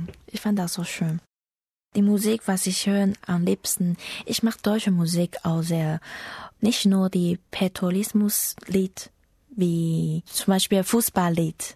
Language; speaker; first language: German; non-native, learner; Chinese